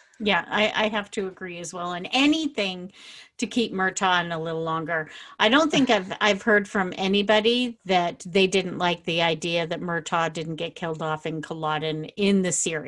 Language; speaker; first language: English; native; English